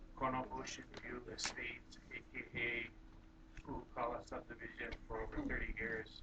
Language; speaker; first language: English; native; English